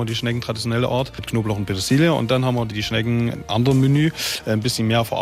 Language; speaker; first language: German; native; German